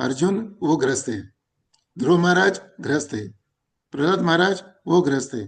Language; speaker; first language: Hindi; native; Hindi